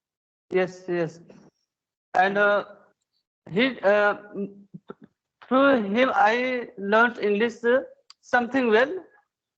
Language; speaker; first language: English; non-native, learner; Hindi